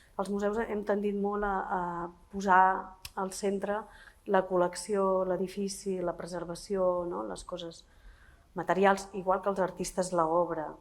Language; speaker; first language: Catalan; native; Catalan